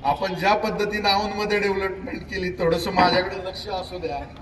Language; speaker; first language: Marathi; native; Marathi